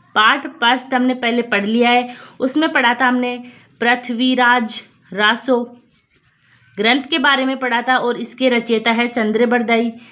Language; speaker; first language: Hindi; native; Hindi